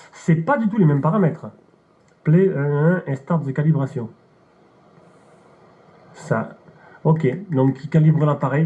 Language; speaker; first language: French; native; French